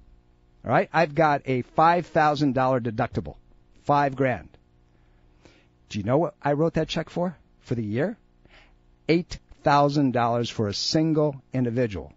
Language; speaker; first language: English; native; English